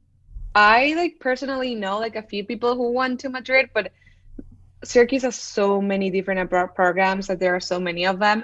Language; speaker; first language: English; non-native, fluent; Spanish